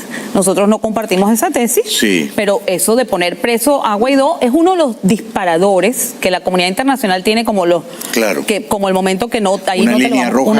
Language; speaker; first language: Spanish; native; Spanish